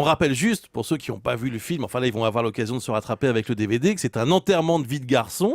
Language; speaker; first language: French; native; French